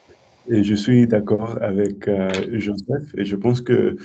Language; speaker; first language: French; non-native, learner; English